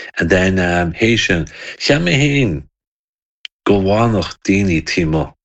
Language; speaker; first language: Irish; native; Irish